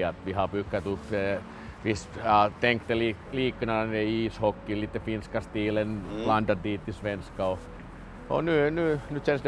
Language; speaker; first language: Swedish; non-native, fluent; Finnish